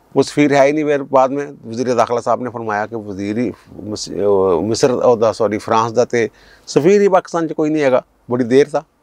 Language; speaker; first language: Urdu; non-native, local second language; Punjabi